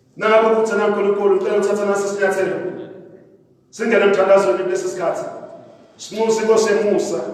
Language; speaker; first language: Zulu; non-native, local second language; Swati